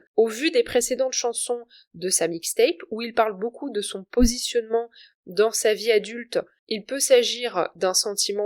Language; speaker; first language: French; native; French